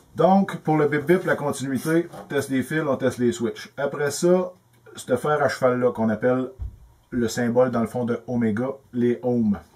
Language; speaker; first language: French; native; French